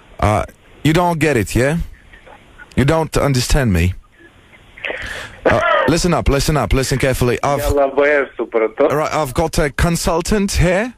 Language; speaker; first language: English; non-native, learner; Lithuanian